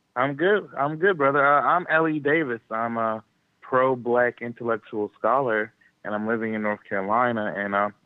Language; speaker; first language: English; native; English